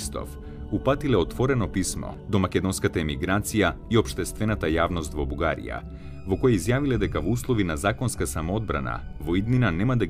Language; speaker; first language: Macedonian; native; Macedonian